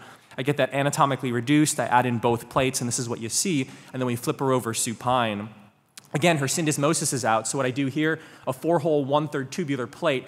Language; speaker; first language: English; native; English